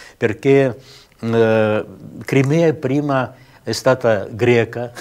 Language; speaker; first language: Italian; non-native, learner; Russian